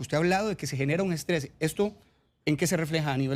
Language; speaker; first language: Spanish; native; Spanish